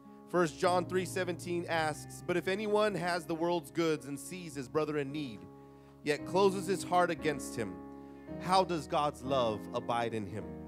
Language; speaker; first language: English; early bilingual, other home language; Spanish